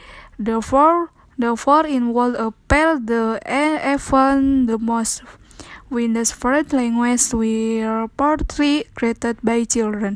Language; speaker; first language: English; non-native, learner; Indonesian